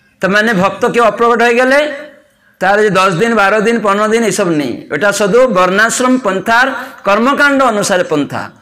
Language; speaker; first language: Bangla; non-native, fluent; Odia